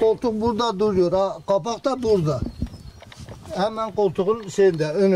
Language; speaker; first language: Turkish; non-native, local second language; Kurdish